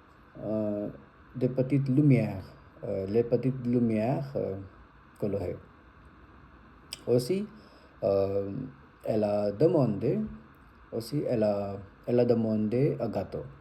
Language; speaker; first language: French; non-native, learner; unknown